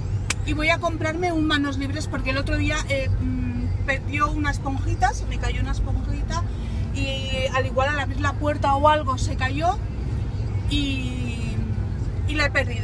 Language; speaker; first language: Spanish; native; Spanish